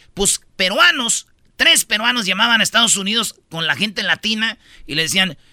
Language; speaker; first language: Spanish; native; Spanish